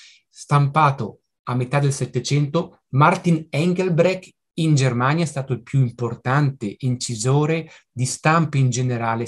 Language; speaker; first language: Italian; native; Italian